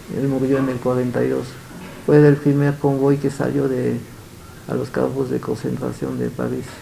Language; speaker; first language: Spanish; early bilingual, other home language; Yiddish